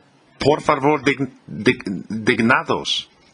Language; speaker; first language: Spanish; non-native, learner; English